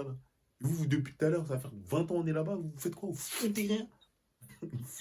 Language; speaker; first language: French; native; French